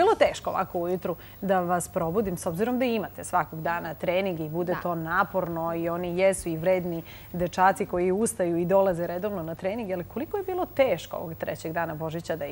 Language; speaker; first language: Serbian; native; Serbian